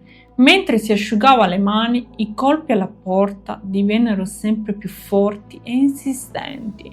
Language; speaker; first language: Italian; native; Italian